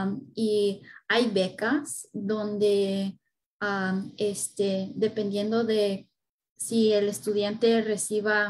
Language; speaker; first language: Spanish; early bilingual, heritage; Spanish